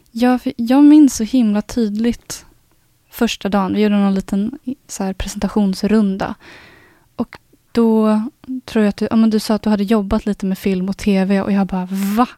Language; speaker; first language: Swedish; native; Swedish